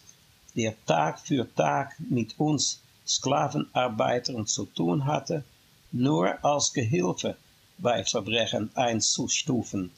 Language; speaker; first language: German; non-native, fluent; Dutch